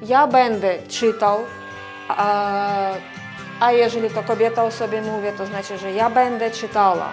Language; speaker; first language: Polish; non-native, fluent; Russian